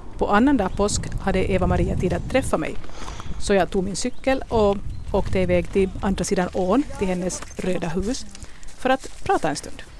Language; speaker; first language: Swedish; native; Swedish